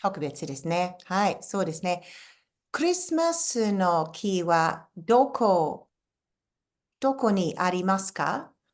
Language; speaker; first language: Japanese; non-native, fluent; English